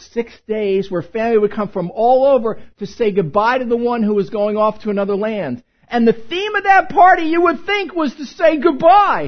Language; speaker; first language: English; native; English